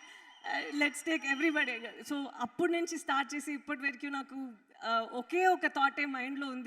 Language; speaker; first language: Telugu; non-native, fluent; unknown